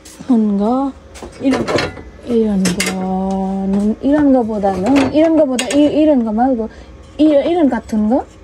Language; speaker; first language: Korean; non-native, learner; Nepali